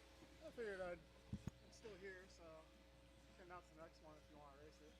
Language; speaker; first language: English; native; English